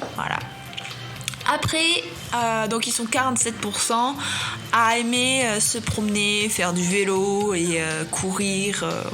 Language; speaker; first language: French; non-native, fluent; Chinese